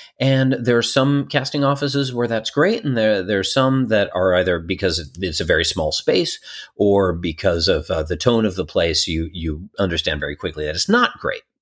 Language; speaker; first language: English; native; English